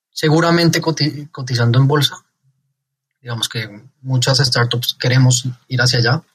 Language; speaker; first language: Spanish; native; Spanish